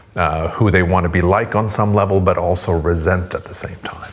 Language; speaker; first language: English; non-native, fluent; Swedish